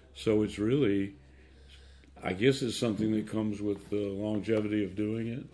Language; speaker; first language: English; native; English